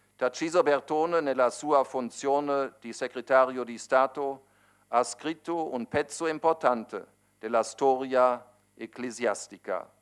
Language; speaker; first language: Italian; non-native, fluent; German